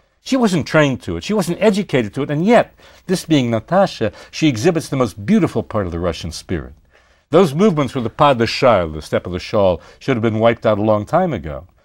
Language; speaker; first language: English; native; English